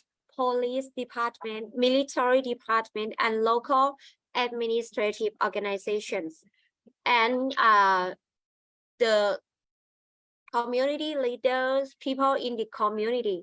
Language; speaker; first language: English; non-native, learner; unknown